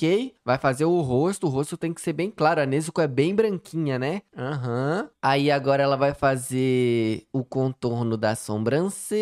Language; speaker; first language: Portuguese; native; Portuguese